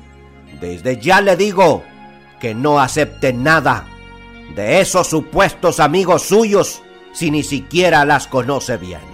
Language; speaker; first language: Spanish; native; Spanish